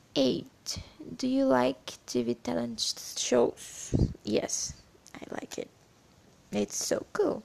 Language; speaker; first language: English; non-native, learner; Portuguese